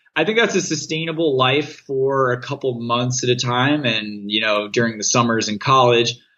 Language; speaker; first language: English; native; English